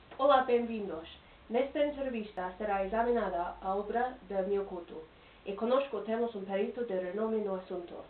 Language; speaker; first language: Portuguese; non-native, learner; English